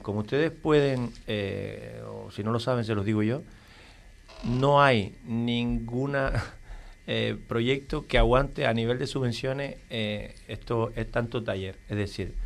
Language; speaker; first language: Spanish; native; Spanish